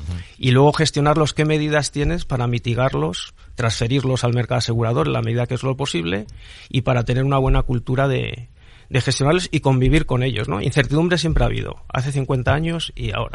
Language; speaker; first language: Spanish; native; Spanish